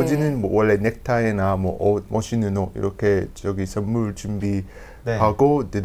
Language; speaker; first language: Korean; non-native, learner; English